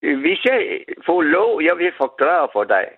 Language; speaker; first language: Danish; non-native, learner; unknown